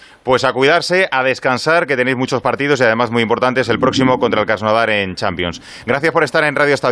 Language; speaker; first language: Spanish; native; Spanish